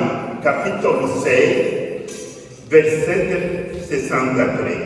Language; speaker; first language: Italian; non-native, fluent; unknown